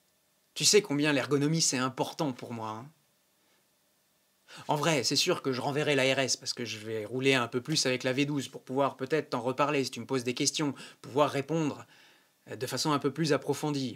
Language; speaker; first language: French; native; French